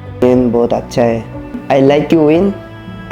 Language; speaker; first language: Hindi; non-native, learner; Bangla